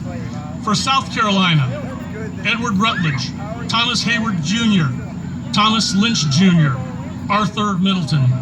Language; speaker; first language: English; native; English